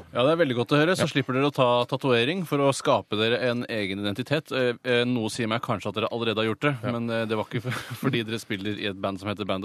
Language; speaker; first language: Norwegian; native; Norwegian